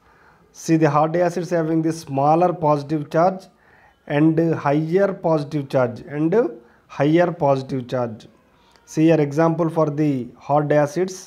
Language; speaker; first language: English; non-native, local second language; Telugu